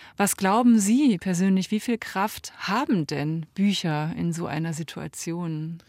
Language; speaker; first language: German; native; German